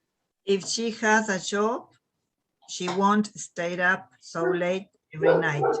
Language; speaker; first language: English; non-native, learner; Spanish